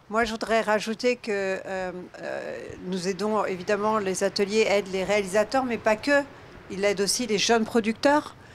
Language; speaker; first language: French; native; French